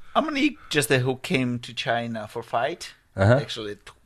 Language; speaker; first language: English; non-native, learner; Georgian